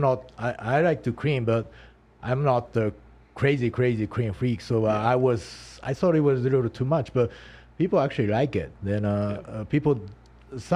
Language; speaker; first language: English; non-native, learner; Japanese